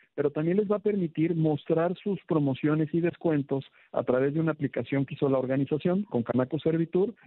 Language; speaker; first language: Spanish; native; Spanish